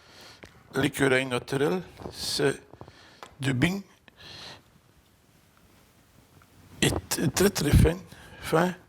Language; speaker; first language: French; non-native, fluent; Dutch